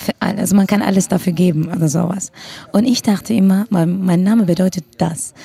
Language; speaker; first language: German; non-native, fluent; Kurdish